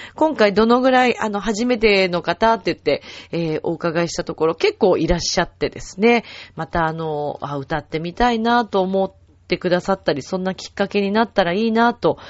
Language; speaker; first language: Japanese; native; Japanese